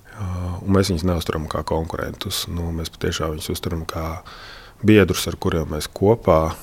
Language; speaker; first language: Latvian; native; Latvian